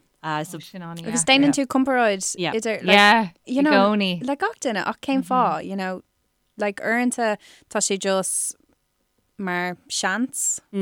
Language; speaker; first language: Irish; non-native, local second language; English